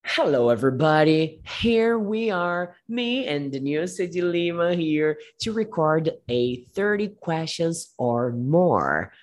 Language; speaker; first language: English; non-native, fluent; Portuguese